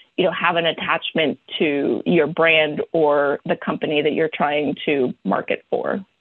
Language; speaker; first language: English; early bilingual, other home language; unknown